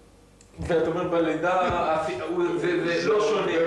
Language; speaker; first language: Hebrew; native; Hebrew